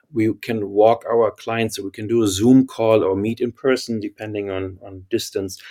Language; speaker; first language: English; non-native, fluent; German